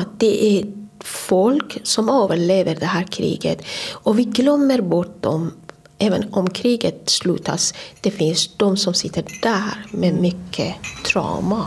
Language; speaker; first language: Swedish; non-native, fluent; Persian